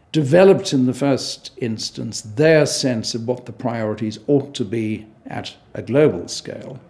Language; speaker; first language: English; native; English